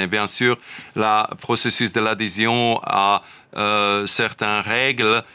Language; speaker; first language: French; non-native, fluent; Slovak